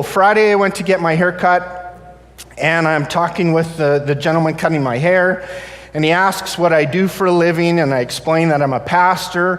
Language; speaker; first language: English; native; English